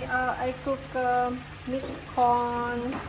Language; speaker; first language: English; non-native, learner; Indonesian